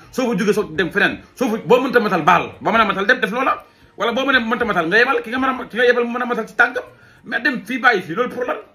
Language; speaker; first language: Wolof; native; Wolof